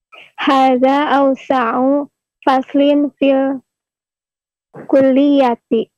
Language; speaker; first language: Arabic; non-native, learner; Indonesian